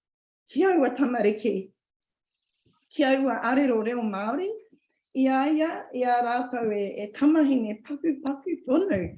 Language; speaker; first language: Māori; non-native, local second language; English